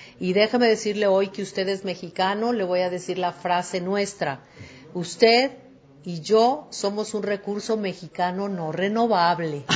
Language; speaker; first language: Spanish; native; Spanish